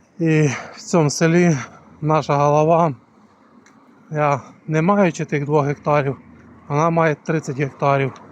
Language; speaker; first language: Ukrainian; non-native, local second language; Russian